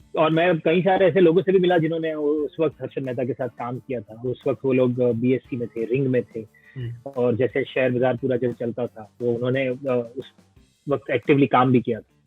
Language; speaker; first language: Hindi; non-native, local second language; Gujarati